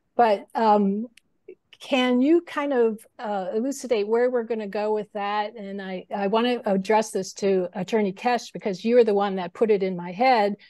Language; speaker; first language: English; native; English